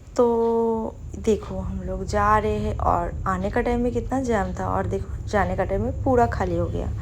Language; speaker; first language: Hindi; non-native, local second language; Bangla